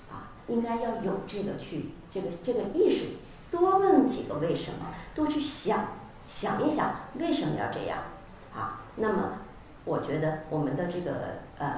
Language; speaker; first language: Chinese; native; Chinese